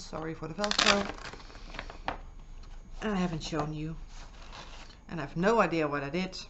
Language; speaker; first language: English; non-native, fluent; Dutch